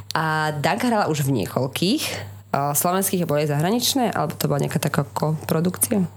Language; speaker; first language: Slovak; native; Slovak